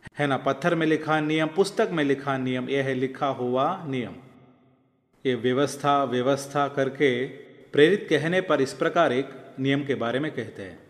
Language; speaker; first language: Hindi; non-native, local second language; Malayalam